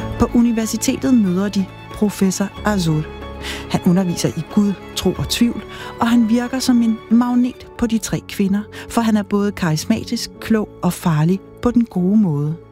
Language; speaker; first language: Danish; native; Danish